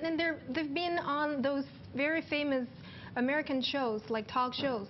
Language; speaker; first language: English; non-native, fluent; Chinese